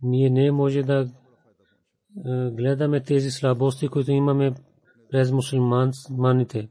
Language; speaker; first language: Bulgarian; non-native, fluent; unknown